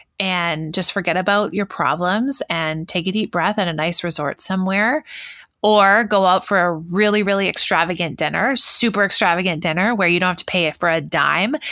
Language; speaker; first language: English; native; English